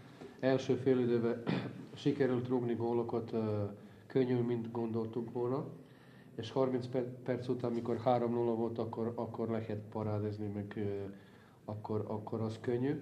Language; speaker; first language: Hungarian; non-native, fluent; Serbian